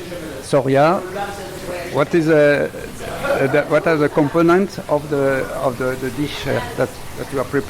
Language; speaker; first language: English; non-native, fluent; French